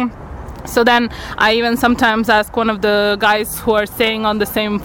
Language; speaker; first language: English; non-native, fluent; Croatian